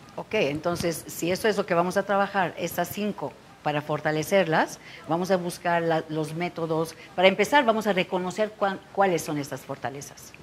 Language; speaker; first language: Spanish; non-native, fluent; Turkish